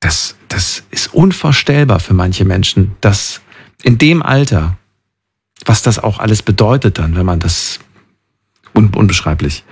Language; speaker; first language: German; native; German